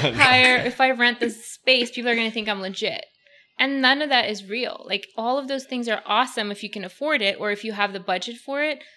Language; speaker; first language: English; early bilingual, other home language; Russian